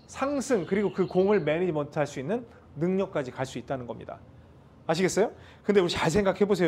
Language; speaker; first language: Korean; native; Korean